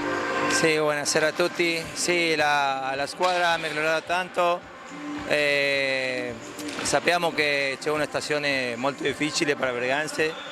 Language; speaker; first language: Italian; non-native, fluent; Spanish